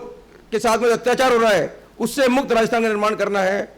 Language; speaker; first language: Hindi; native; Hindi